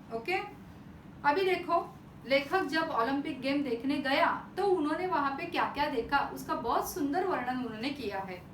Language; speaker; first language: Hindi; non-native, local second language; Marathi